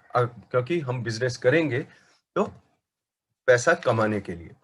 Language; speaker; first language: Hindi; non-native, local second language; Marathi